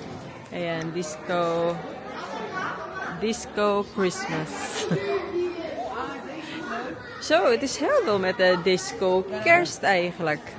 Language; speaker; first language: Dutch; non-native, learner; Cebuano